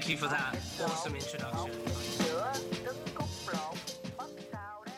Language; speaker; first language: English; non-native, local second language; Cantonese